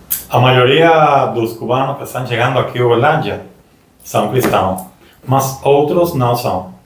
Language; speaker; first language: Portuguese; non-native, learner; Spanish